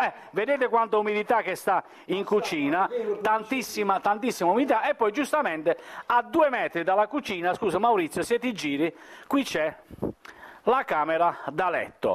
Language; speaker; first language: Italian; native; Italian